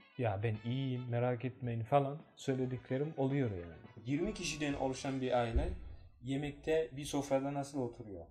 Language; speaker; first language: Turkish; non-native, fluent; Swahili